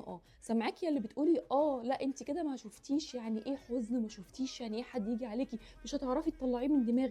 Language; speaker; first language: Arabic; native; Arabic